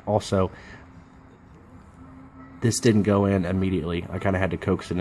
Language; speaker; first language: English; native; English